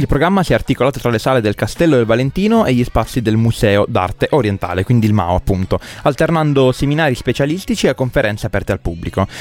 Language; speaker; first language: Italian; native; Italian